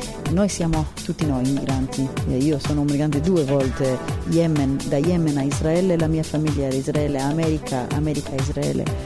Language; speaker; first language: Italian; non-native, learner; Hebrew